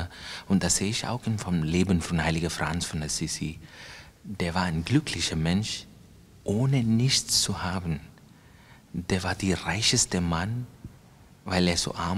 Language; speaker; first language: German; non-native, fluent; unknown